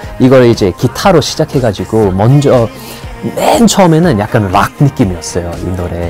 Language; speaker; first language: Korean; non-native, fluent; English